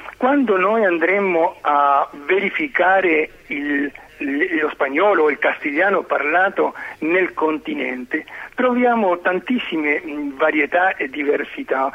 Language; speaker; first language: Italian; early bilingual, heritage; Spanish